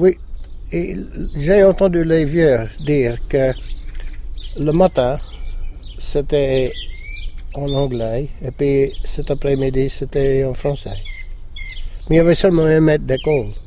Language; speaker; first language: French; non-native, local second language; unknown